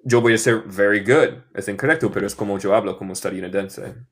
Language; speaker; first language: Spanish; non-native, fluent; English